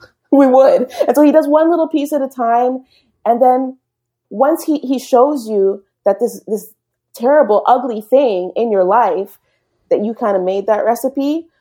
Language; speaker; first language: English; native; English